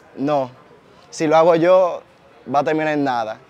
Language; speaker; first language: Spanish; native; Spanish